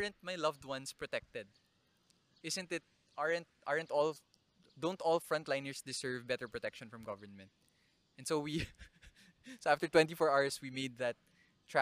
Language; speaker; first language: English; non-native, local second language; Bikol